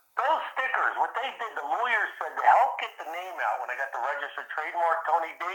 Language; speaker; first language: English; early bilingual, other home language; Italian